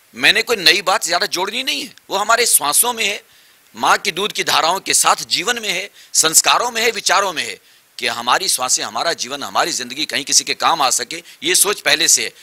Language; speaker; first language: Hindi; native; Hindi